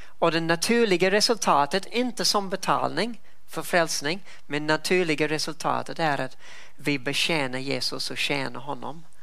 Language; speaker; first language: Swedish; non-native, fluent; English